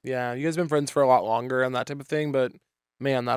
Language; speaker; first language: English; native; English